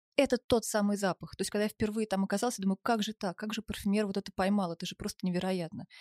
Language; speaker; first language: Russian; native; Russian